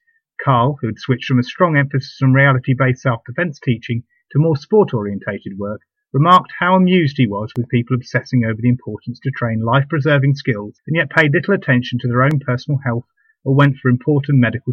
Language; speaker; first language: English; native; English